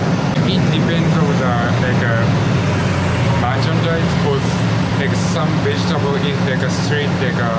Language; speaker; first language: English; non-native, learner; Japanese